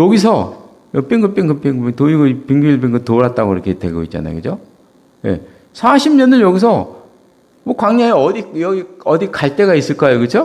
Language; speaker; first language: Korean; native; Korean